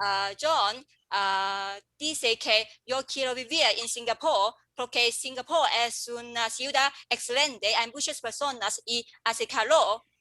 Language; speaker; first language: Spanish; non-native, learner; English